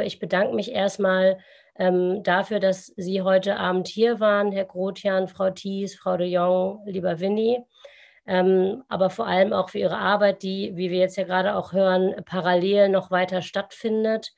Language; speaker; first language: German; native; German